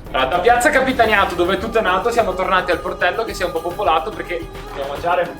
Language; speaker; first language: Italian; native; Italian